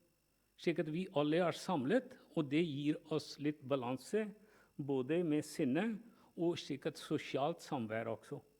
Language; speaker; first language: Norwegian; non-native, fluent; Punjabi